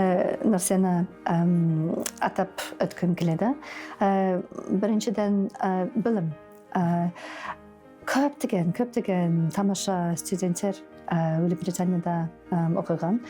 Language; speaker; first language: Kazakh; non-native, learner; English